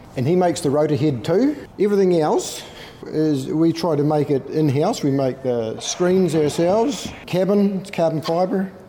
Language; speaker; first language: English; native; English